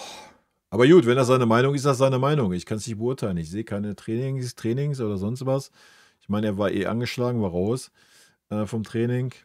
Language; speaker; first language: German; native; German